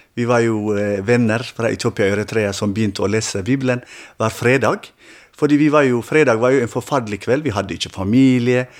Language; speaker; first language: Norwegian; non-native, fluent; Tigrinya